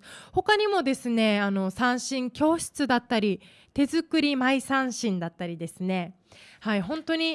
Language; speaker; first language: Japanese; native; Japanese